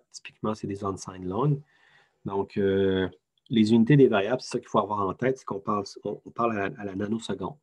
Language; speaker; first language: French; native; French